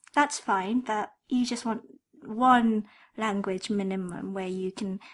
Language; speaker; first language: English; early bilingual, other home language; Japanese